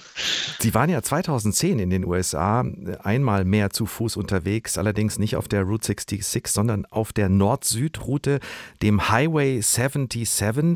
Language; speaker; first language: German; native; German